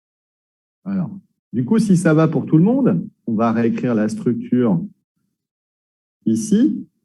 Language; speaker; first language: French; native; French